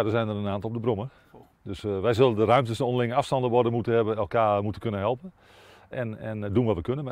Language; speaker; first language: Dutch; native; Dutch